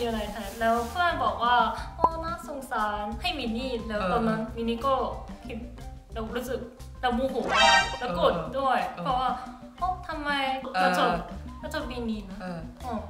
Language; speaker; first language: Thai; non-native, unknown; Korean